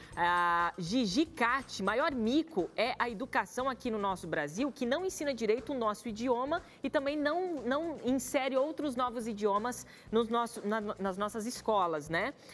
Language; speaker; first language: Portuguese; native; Portuguese